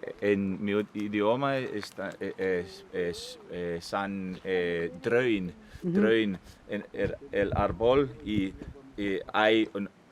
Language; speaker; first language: Spanish; non-native, learner; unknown